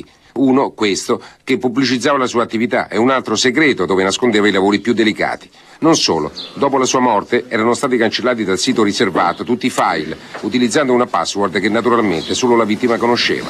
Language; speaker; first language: Italian; native; Italian